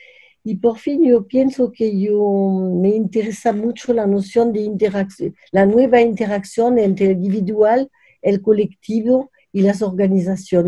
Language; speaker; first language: Spanish; non-native, learner; French